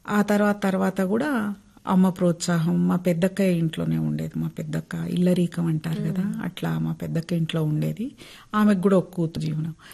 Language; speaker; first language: Telugu; non-native, local second language; Lambadi